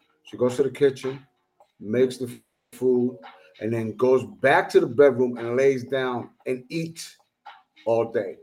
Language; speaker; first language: English; non-native, fluent; Spanish